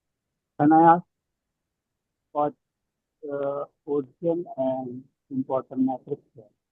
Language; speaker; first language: English; non-native, learner; Indonesian